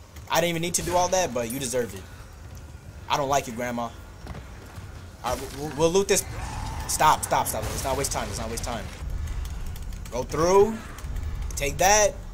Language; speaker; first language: English; native; English